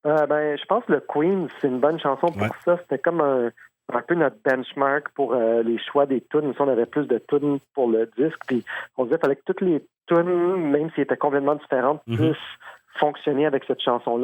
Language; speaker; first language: French; native; French